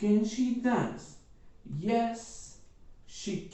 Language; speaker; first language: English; non-native, fluent; Spanish